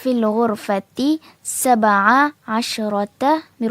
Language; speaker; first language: Arabic; non-native, learner; Malay